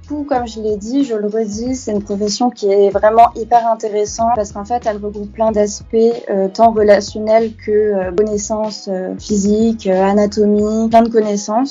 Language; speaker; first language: French; native; French